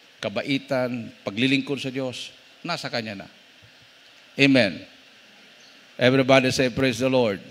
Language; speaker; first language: Filipino; non-native, local second language; Cebuano